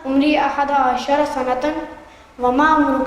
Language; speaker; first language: Arabic; non-native, learner; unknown